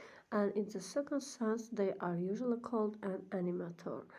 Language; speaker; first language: English; non-native, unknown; Azerbaijani